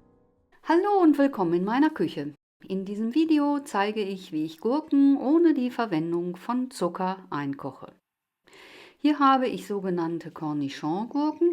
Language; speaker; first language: German; native; German